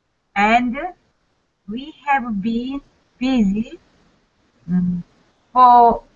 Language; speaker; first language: English; non-native, learner; Korean